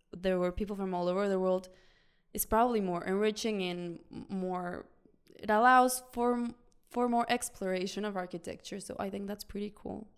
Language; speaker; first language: English; non-native, fluent; Spanish